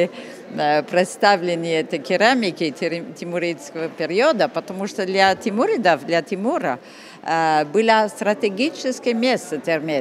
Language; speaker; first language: Russian; non-native, fluent; French